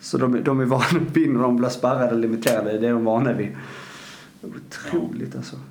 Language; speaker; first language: Swedish; native; Swedish